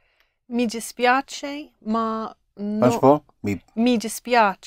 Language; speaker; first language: Italian; non-native, learner; English